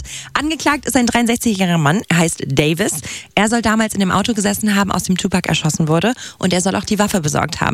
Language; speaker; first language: German; native; German